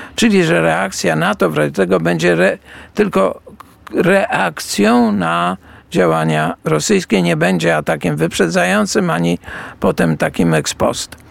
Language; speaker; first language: Polish; native; Polish